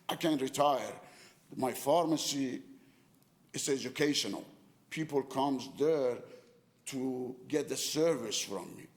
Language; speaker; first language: English; non-native, fluent; Persian